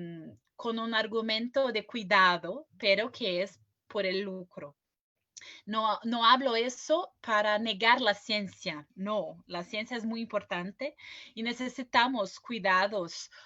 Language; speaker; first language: Spanish; non-native, fluent; Portuguese